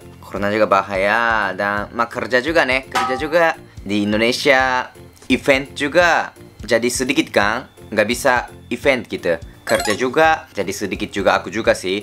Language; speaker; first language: Indonesian; non-native, fluent; Japanese